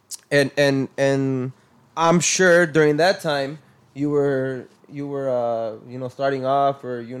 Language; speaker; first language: English; early bilingual, other home language; Spanish